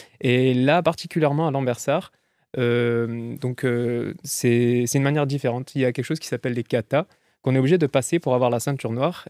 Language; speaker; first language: French; native; French